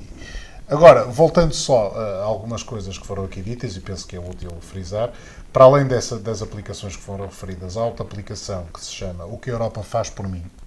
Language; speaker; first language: Portuguese; native; Portuguese